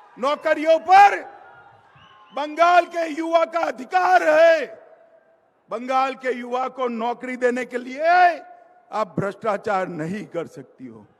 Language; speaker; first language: Hindi; non-native, local second language; Gujarati